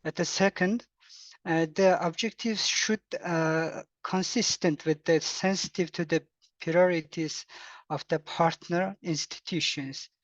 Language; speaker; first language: English; non-native, learner; Mongolian